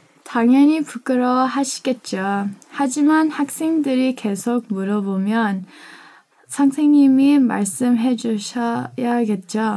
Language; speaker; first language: Korean; early bilingual, heritage; Korean